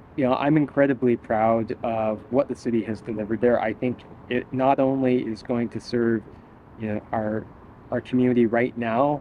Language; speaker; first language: English; native; English